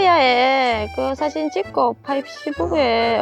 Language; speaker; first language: Korean; non-native, learner; Vietnamese